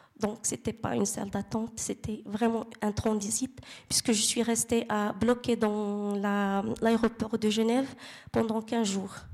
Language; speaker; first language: French; non-native, fluent; Arabic